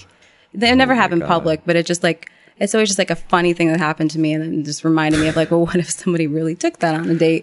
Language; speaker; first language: English; native; English